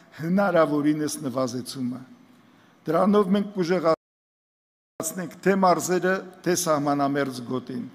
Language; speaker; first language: Armenian; native; Armenian